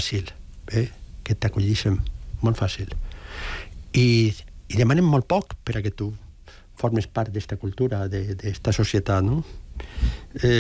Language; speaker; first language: Catalan; early bilingual, other home language; Spanish